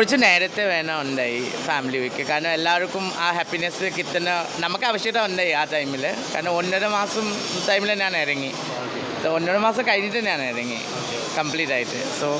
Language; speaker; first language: Malayalam; non-native, fluent; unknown